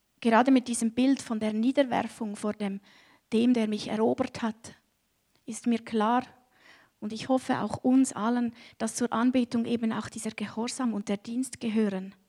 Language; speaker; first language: German; native; German